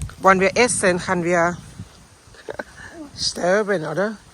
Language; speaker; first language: German; non-native, learner; Thai